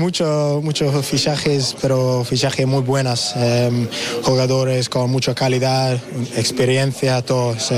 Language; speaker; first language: Spanish; non-native, learner; English